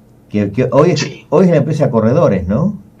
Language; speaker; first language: Spanish; native; Spanish